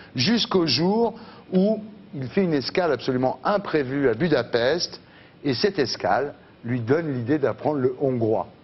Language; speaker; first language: French; native; French